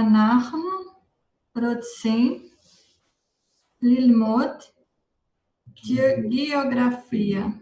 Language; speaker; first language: Hebrew; non-native, learner; Portuguese